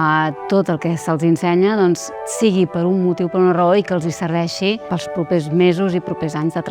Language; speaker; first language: Catalan; native; Catalan